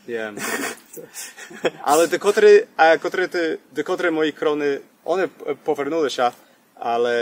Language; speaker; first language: Ukrainian; early bilingual, heritage; English